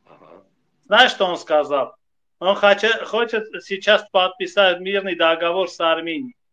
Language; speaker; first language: Russian; non-native, fluent; Armenian